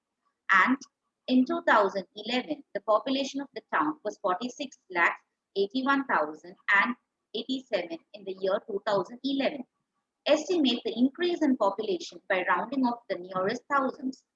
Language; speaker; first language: English; non-native, local second language; Tamil